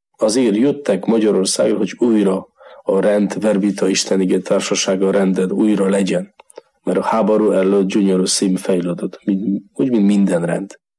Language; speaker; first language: Hungarian; non-native, learner; Polish